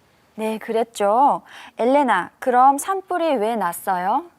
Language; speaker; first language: Korean; native; Korean